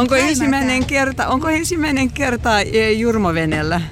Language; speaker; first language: Finnish; non-native, local second language; Swedish